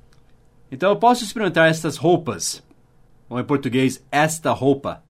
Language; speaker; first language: Portuguese; non-native, fluent; English